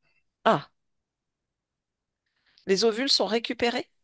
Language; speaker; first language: French; native; French